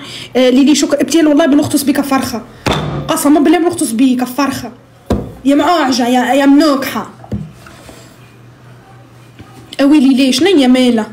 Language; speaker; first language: Arabic; native; Arabic